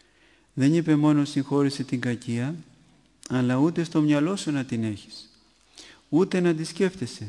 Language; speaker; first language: Greek; native; Greek